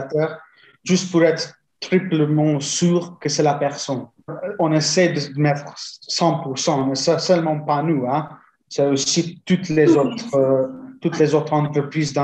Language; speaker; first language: French; non-native, fluent; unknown